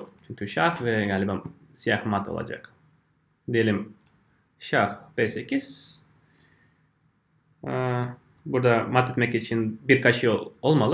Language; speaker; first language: Turkish; non-native, fluent; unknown